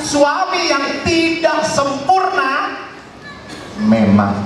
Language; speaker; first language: Indonesian; non-native, local second language; Javanese